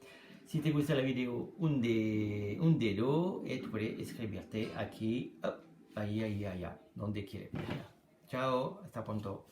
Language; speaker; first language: Spanish; non-native, learner; French